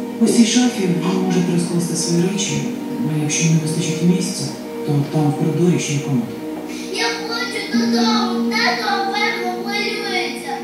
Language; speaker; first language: Ukrainian; native; Ukrainian